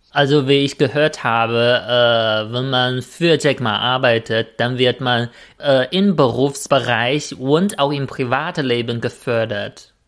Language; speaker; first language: German; non-native, fluent; Chinese